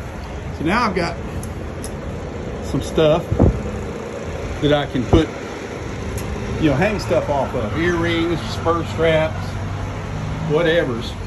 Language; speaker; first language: English; native; English